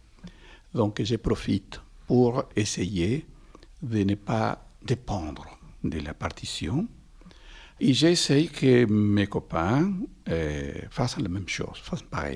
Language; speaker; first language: French; non-native, fluent; Spanish